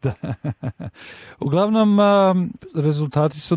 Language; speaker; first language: Serbian; native; Serbian